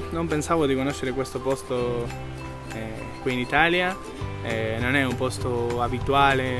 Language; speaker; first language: Italian; non-native, fluent; Spanish